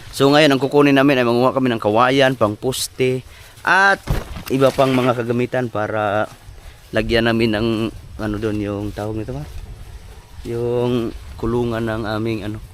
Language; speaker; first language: Filipino; non-native, local second language; Cebuano